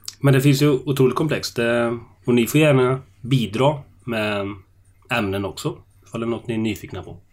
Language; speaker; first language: Swedish; native; Swedish